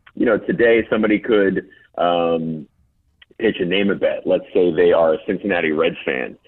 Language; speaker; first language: English; native; English